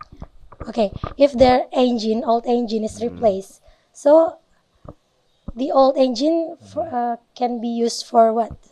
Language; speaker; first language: English; non-native, learner; Indonesian